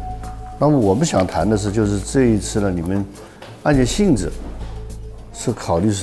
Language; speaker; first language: Chinese; native; Chinese